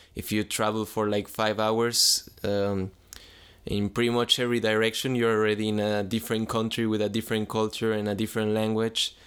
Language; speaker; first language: English; non-native, fluent; Spanish